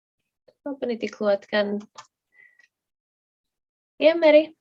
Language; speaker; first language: Welsh; native; Welsh